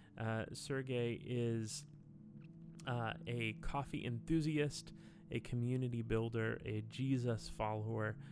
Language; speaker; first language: English; native; English